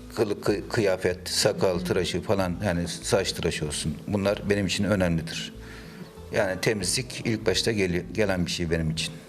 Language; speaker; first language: Turkish; native; Turkish